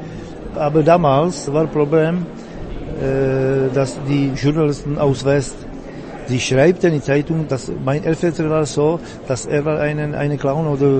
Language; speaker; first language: German; non-native, fluent; Czech